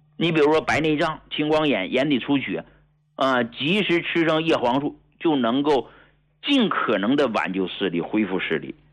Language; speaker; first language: Chinese; native; Chinese